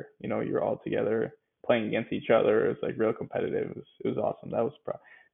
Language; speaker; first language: English; native; English